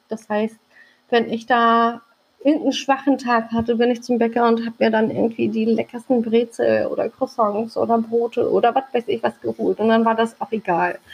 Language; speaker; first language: German; early bilingual, other home language; Turkish